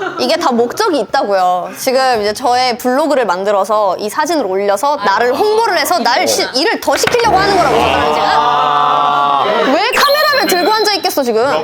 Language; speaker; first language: Korean; early bilingual, other home language; Russian